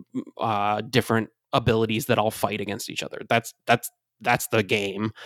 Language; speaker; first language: English; native; English